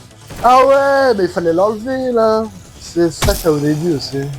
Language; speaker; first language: French; native; French